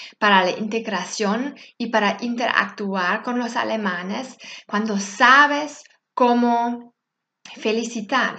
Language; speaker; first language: Spanish; non-native, fluent; German